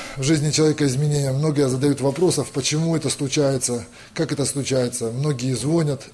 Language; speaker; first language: Russian; native; Russian